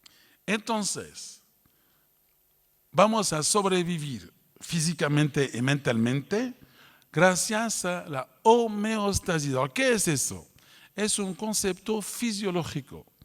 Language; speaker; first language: Spanish; non-native, fluent; French